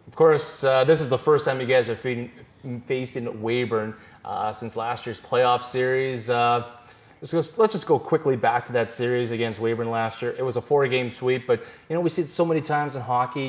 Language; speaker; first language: English; native; English